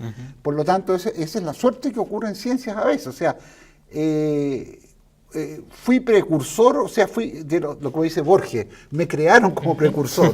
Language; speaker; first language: Spanish; native; Spanish